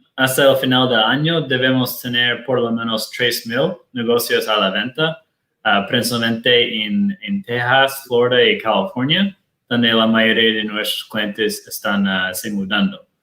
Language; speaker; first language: Spanish; non-native, fluent; Portuguese